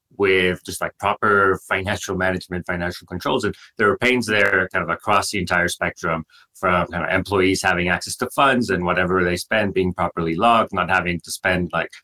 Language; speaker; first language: English; non-native, fluent; Spanish